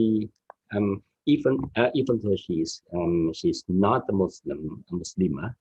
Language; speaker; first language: English; non-native, fluent; Indonesian